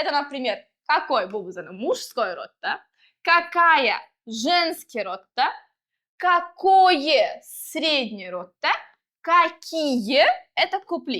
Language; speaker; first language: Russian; non-native, local second language; Uzbek